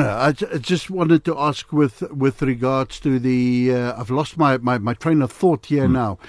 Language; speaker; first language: English; non-native, local second language; Afrikaans